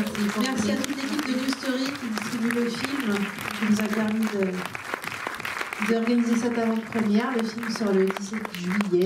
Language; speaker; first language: French; native; French